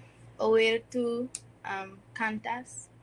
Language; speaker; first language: Spanish; non-native, learner; English